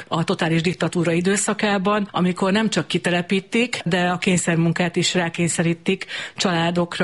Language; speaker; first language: Hungarian; native; Hungarian